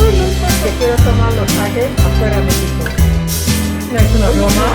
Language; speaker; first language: Spanish; non-native, learner; English